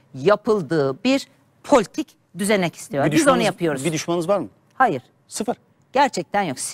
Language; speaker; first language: Turkish; native; Turkish